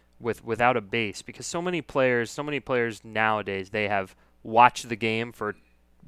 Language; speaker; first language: English; native; English